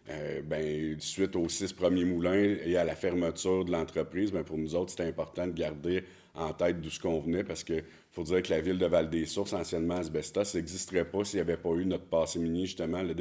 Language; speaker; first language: French; native; French